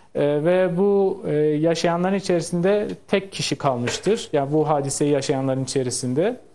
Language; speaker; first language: Turkish; non-native, local second language; Kurdish